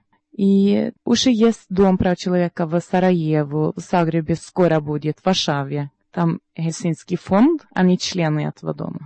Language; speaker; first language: Russian; non-native, learner; Norwegian